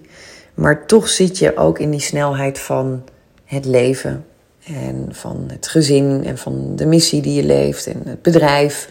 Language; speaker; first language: Dutch; native; Dutch